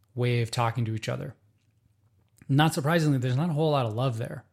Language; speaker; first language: English; native; English